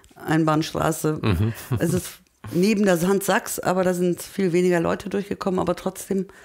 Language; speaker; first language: German; early bilingual, other home language; Turkish